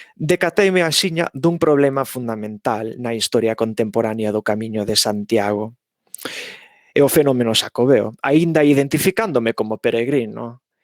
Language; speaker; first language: Galician; non-native, fluent; English